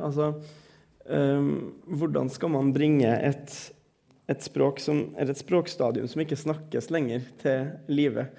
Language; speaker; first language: Norwegian; native; Norwegian